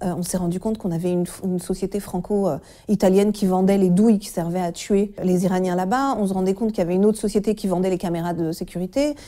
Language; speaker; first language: French; early bilingual, other home language; Persian